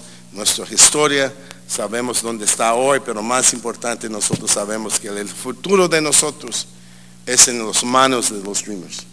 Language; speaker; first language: Spanish; early bilingual, heritage; English